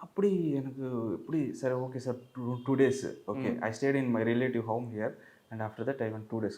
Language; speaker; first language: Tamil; non-native, learner; Telugu